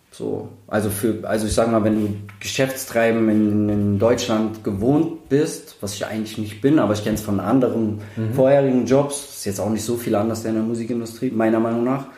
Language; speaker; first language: German; native; German